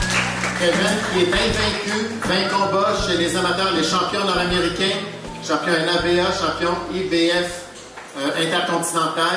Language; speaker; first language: French; native; French